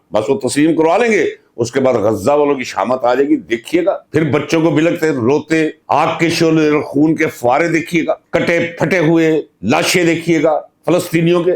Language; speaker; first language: Urdu; non-native, local second language; Punjabi